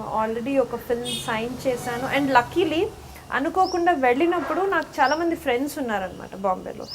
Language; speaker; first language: Telugu; native; Telugu